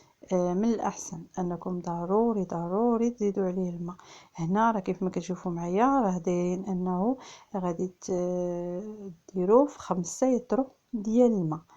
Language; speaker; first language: Arabic; native; Arabic